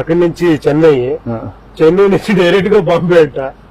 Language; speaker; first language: Telugu; non-native, learner; Kannada